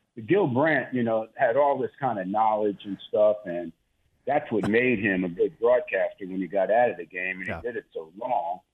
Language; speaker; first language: English; native; English